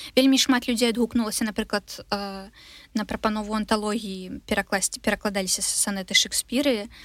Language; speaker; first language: Belarusian; non-native, local second language; Russian